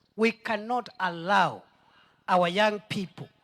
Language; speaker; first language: English; non-native, local second language; Swahili